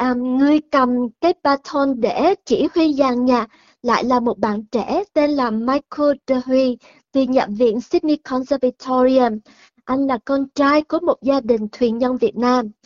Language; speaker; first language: Vietnamese; early bilingual, heritage; Vietnamese